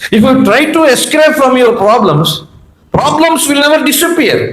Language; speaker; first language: English; non-native, local second language; Telugu